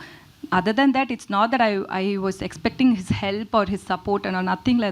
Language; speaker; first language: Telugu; non-native, local second language; Tamil